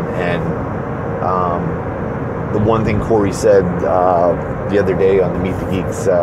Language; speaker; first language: English; native; English